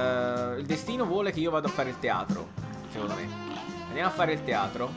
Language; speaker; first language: Italian; native; Italian